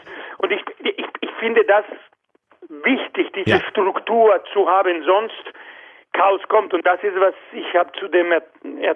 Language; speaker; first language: German; non-native, learner; Spanish